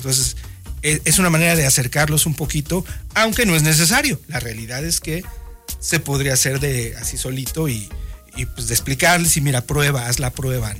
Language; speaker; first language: Spanish; native; Spanish